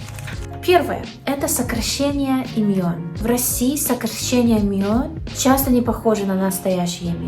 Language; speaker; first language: Russian; non-native, learner; English